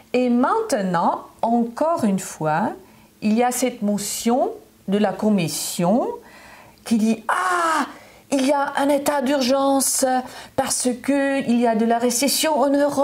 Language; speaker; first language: French; non-native, fluent; German